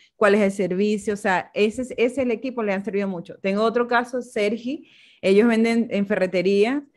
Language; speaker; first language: Spanish; native; Spanish